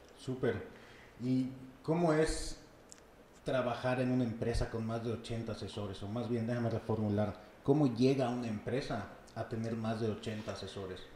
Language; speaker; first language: Spanish; native; Spanish